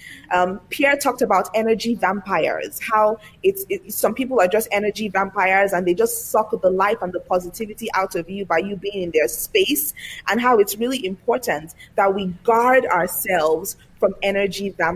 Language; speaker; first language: English; non-native, local second language; Yoruba